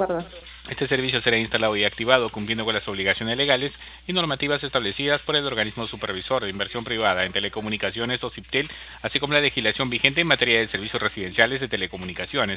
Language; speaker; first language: Spanish; native; Spanish